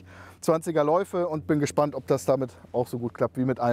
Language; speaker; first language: German; native; German